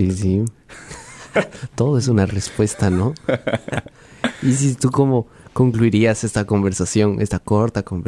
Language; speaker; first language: Portuguese; non-native, learner; Spanish